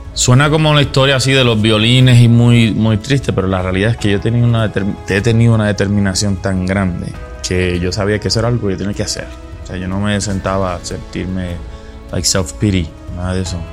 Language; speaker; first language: Spanish; native; Spanish